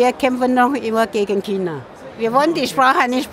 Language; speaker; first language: German; non-native, fluent; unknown